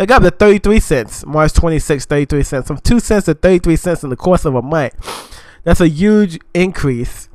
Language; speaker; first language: English; native; English